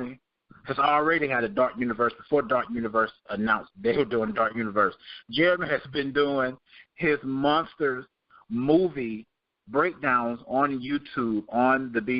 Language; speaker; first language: English; native; English